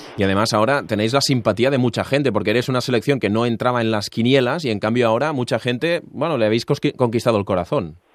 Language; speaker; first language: Spanish; non-native, local second language; Catalan